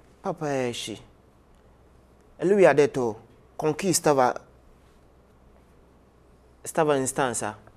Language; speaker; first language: Italian; non-native, learner; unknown